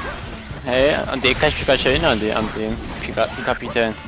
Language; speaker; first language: German; native; German